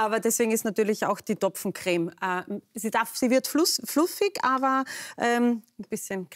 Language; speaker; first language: German; native; German